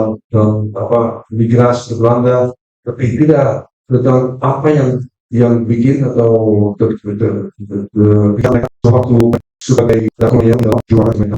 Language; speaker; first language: Indonesian; non-native, fluent; Dutch